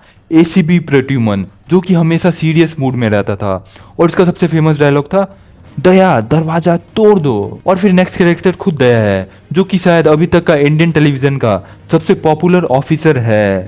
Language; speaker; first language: Hindi; non-native, local second language; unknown